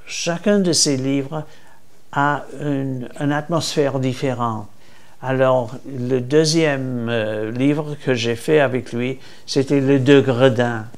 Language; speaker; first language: French; non-native, fluent; English